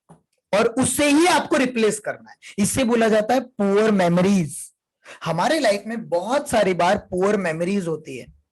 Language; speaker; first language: Hindi; native; Hindi